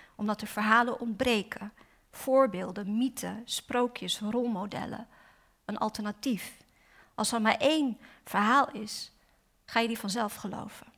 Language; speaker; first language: Dutch; native; Dutch